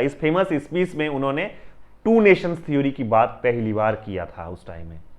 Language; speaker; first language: Hindi; non-native, local second language; Bangla